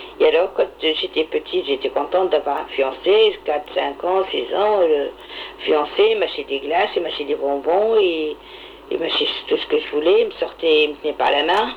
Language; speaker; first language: French; non-native, local second language; Arabic